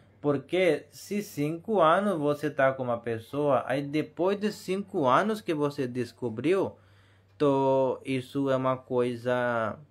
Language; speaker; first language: Portuguese; non-native, learner; Hindi